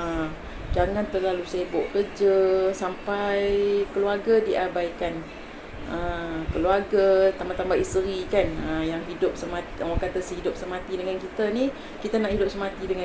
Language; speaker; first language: Malay; native; Malay